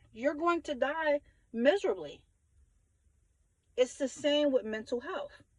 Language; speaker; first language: English; native; English